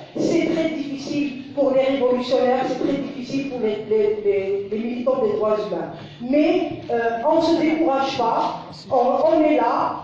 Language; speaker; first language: French; non-native, local second language; Kabyle